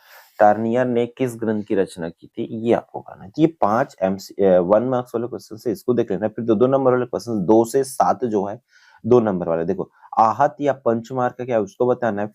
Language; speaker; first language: Hindi; native; Hindi